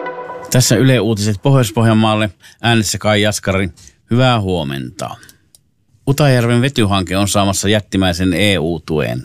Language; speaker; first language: Finnish; native; Finnish